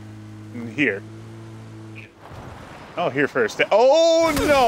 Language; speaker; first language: English; native; English